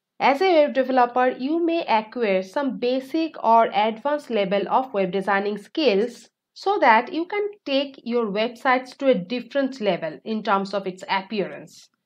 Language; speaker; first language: English; non-native, local second language; Bangla